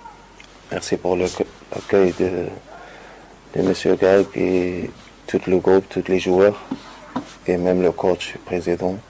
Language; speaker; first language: French; non-native, local second language; Arabic